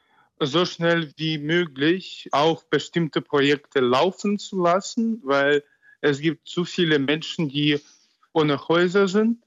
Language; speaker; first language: German; non-native, fluent; Ukrainian